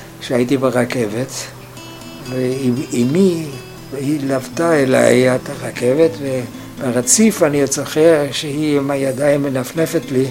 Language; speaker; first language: Hebrew; non-native, fluent; German